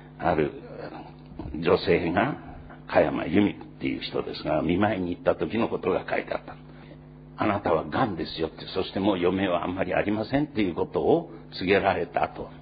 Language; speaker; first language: Japanese; native; Japanese